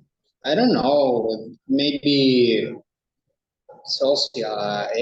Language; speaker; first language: English; non-native, learner; Spanish